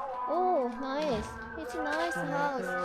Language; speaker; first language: English; non-native, learner; Korean